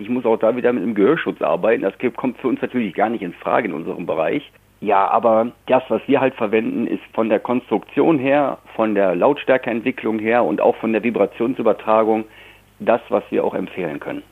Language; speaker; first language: German; native; German